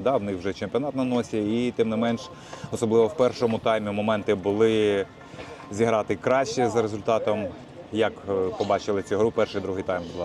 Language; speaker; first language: Ukrainian; native; Ukrainian